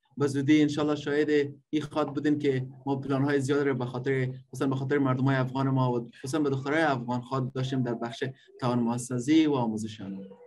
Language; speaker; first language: Persian; native; Persian